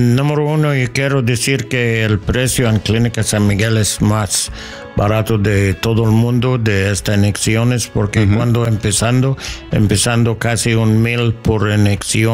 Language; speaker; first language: Spanish; non-native, learner; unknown